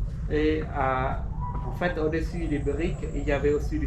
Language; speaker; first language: French; non-native, fluent; Khmer